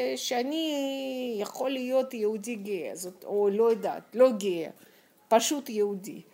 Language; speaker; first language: Hebrew; non-native, fluent; Russian